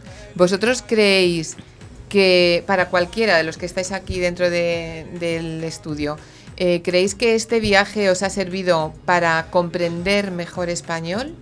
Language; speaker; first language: Spanish; native; Spanish